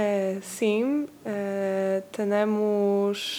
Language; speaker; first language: Portuguese; non-native, learner; Polish